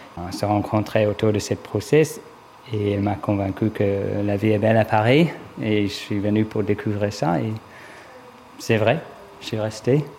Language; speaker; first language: French; non-native, fluent; English